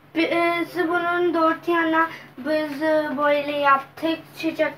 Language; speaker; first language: Turkish; non-native, learner; Urdu